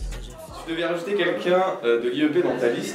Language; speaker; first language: French; native; French